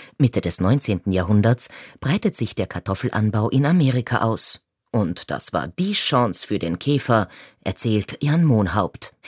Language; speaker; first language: German; native; German